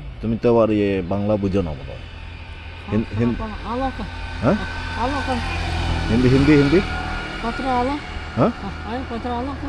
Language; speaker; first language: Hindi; non-native, learner; Bangla